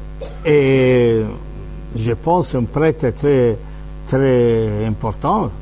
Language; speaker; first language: French; non-native, fluent; Italian